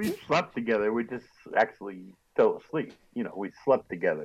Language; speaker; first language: English; native; English